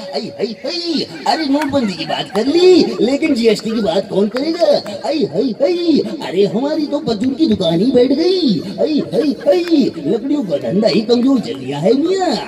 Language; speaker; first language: Hindi; native; Hindi